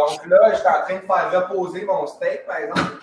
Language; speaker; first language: French; native; French